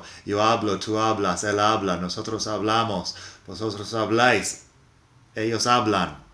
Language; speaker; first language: Spanish; non-native, fluent; English